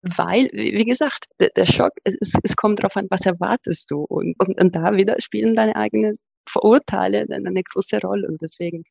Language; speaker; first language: German; non-native, fluent; Italian